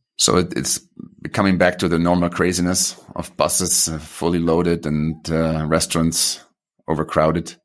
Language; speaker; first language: English; non-native, fluent; German